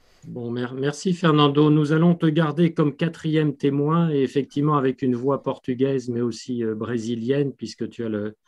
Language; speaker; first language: French; native; French